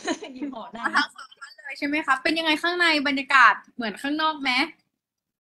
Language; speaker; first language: Thai; native; Thai